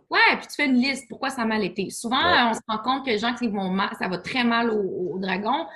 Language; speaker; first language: French; native; French